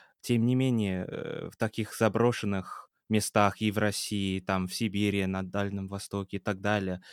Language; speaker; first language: Russian; non-native, fluent; Italian